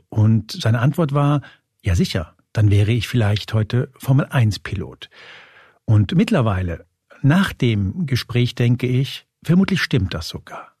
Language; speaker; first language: German; early bilingual, other home language; Spanish